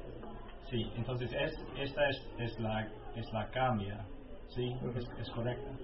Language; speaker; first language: Spanish; non-native, learner; English